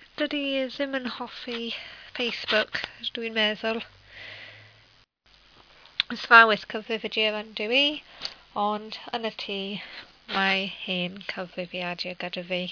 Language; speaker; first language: Welsh; non-native, learner; English